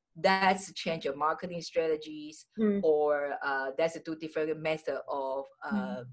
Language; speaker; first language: English; non-native, fluent; Chinese